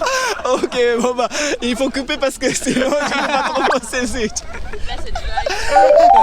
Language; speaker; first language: French; non-native, learner; Japanese